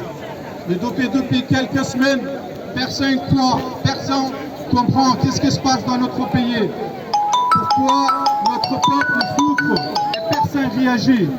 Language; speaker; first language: French; non-native, fluent; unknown